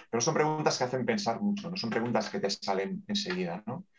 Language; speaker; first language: Spanish; native; Spanish